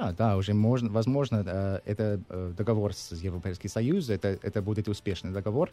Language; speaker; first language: Russian; non-native, learner; English